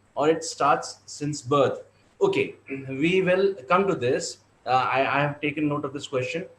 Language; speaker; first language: English; non-native, local second language; Hindi